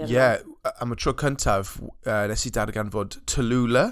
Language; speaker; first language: Welsh; non-native, local second language; English